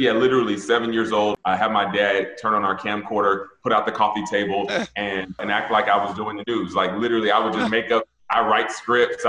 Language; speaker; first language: English; native; English